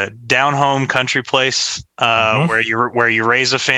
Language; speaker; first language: English; native; English